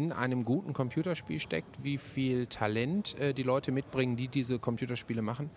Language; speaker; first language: German; native; German